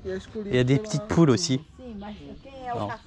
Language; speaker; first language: French; native; French